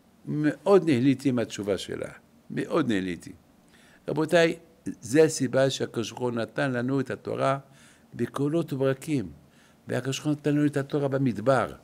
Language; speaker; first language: Hebrew; non-native, fluent; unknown